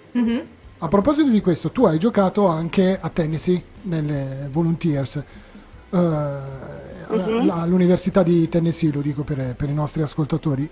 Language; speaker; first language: Italian; native; Italian